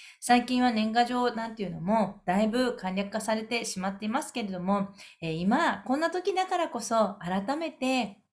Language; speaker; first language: Japanese; native; Japanese